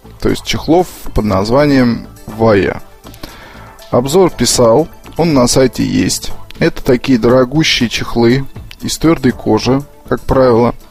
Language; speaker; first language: Russian; native; Russian